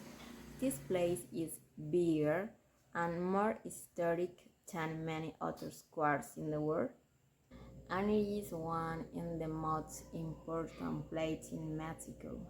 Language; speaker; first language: English; non-native, learner; Spanish